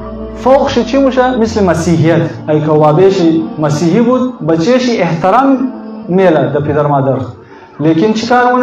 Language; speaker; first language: Persian; native; Persian